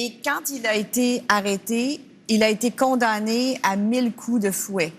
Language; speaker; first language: French; native; French